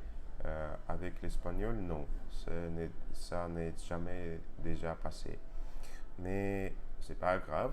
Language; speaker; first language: French; non-native, learner; Russian